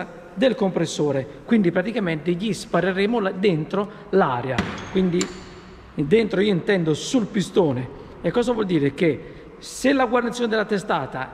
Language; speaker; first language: Italian; native; Italian